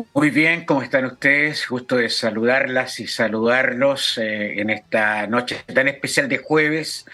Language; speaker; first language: Spanish; native; Spanish